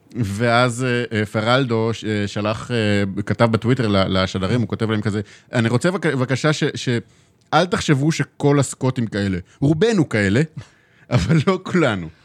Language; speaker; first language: Hebrew; native; Hebrew